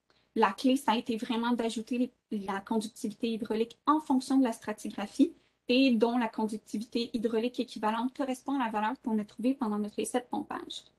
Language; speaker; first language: French; native; French